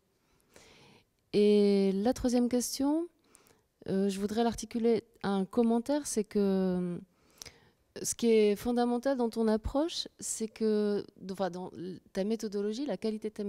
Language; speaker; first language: French; native; French